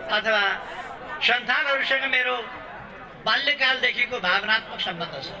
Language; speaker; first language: Nepali; native; Nepali